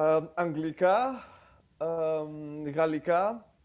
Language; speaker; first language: Greek; non-native, learner; Italian